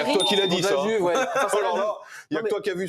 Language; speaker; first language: French; native; French